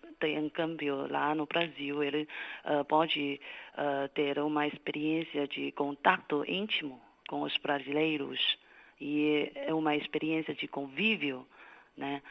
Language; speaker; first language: Portuguese; non-native, fluent; Chinese